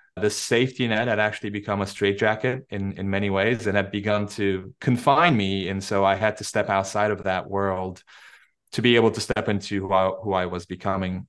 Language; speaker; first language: English; non-native, fluent; Turkish